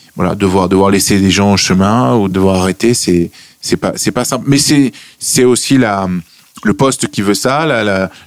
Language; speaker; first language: French; native; French